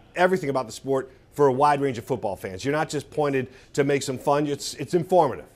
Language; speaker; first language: English; native; English